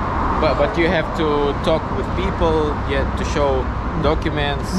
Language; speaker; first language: English; non-native, learner; Russian